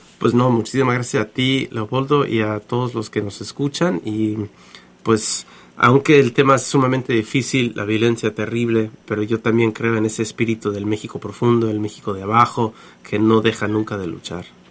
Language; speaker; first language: Spanish; non-native, fluent; English